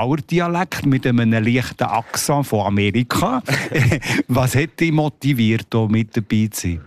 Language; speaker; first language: German; native; German